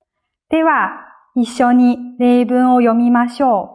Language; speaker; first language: Japanese; non-native, fluent; Chinese